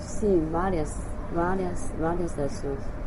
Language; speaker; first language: Portuguese; non-native, learner; Chinese